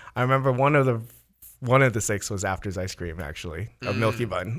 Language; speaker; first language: English; native; English